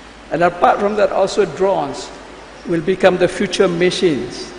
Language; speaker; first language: English; non-native, local second language; Malay